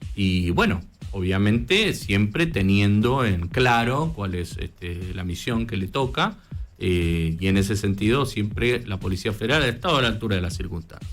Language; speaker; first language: Spanish; native; Spanish